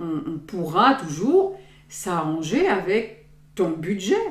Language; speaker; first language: French; native; French